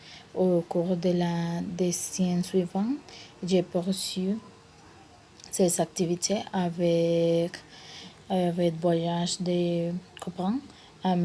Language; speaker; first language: French; non-native, learner; Spanish